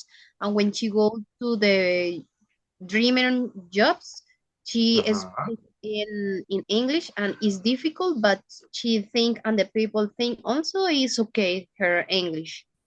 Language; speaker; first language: English; non-native, learner; Spanish